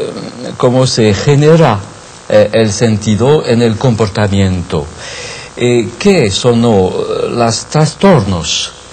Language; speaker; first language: Spanish; non-native, fluent; French